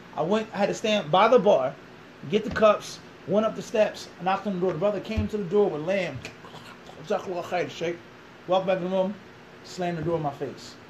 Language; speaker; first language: English; native; English